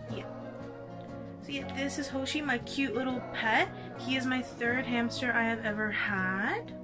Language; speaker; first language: English; native; English